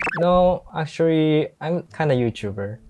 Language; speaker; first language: English; non-native, fluent; Japanese